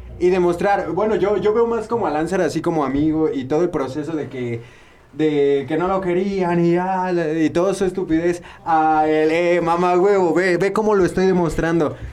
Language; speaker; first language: Spanish; native; Spanish